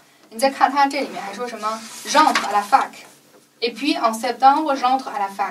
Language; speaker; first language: French; non-native, fluent; Chinese